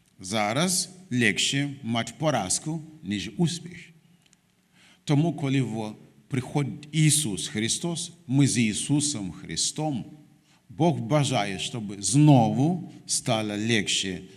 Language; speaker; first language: Ukrainian; non-native, fluent; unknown